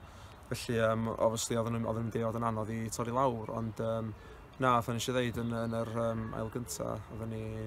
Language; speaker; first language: Welsh; native; Welsh